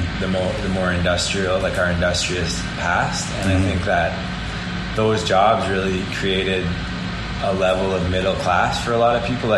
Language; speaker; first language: English; native; English